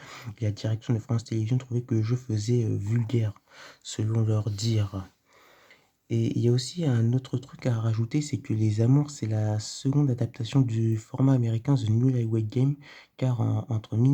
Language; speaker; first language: French; native; French